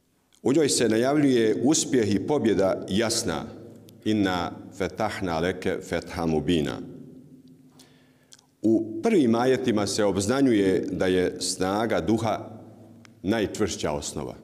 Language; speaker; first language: Bosnian; native; Bosnian